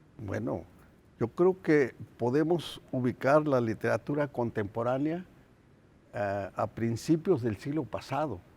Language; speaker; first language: Spanish; non-native, local second language; Nahuatl languages